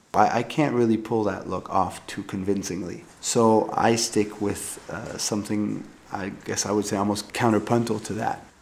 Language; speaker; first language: English; native; English